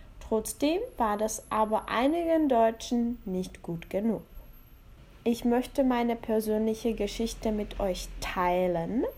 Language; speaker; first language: German; non-native, fluent; Czech